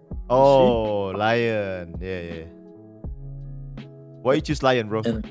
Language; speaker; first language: English; non-native, fluent; Indonesian